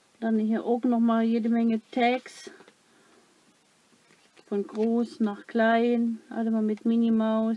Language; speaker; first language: German; non-native, learner; Dutch